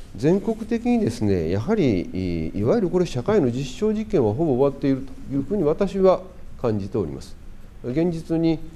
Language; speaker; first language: Japanese; native; Japanese